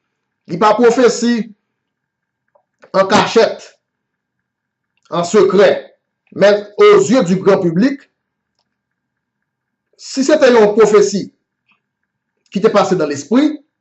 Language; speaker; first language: French; non-native, local second language; Haitian Creole